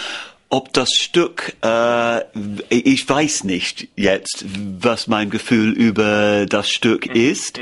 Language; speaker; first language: German; non-native, learner; English